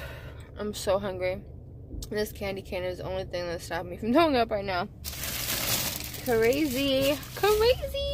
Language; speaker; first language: English; native; English